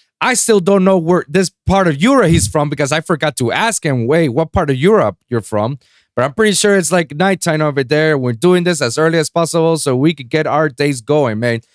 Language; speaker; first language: English; non-native, local second language; Spanish